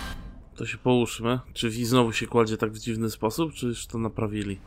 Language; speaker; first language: Polish; native; Polish